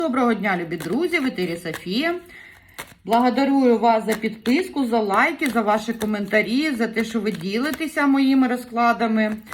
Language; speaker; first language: Ukrainian; non-native, local second language; Russian